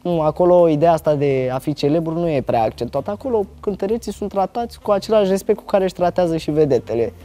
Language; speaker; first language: Romanian; early bilingual, other home language; Arabic